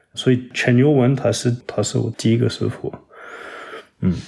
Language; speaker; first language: Chinese; non-native, learner; French